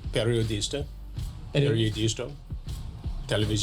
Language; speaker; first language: Spanish; non-native, learner; English